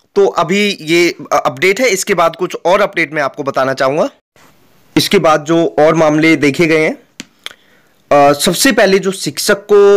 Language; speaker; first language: Hindi; native; Hindi